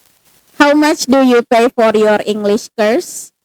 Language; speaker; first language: English; non-native, fluent; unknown